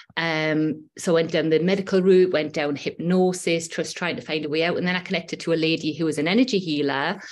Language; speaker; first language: English; native; English